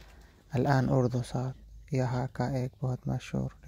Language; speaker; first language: Arabic; non-native, fluent; Pashto